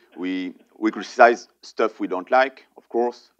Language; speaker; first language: English; non-native, fluent; French